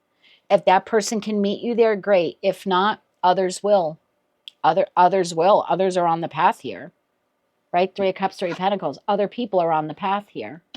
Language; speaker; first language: English; native; English